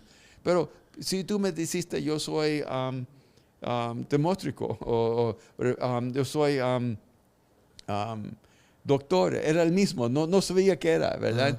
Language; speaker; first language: Spanish; early bilingual, heritage; Spanish